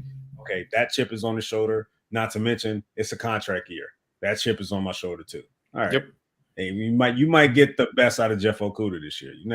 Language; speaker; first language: English; native; English